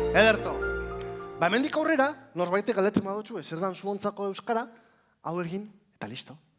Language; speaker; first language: Basque; native; Basque